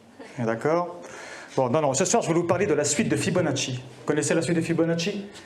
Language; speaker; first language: French; native; French